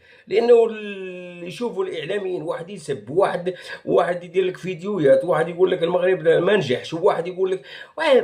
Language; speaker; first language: Arabic; native; Arabic